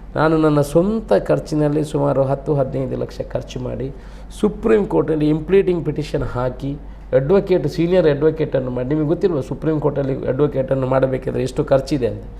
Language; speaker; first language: Kannada; non-native, local second language; Tulu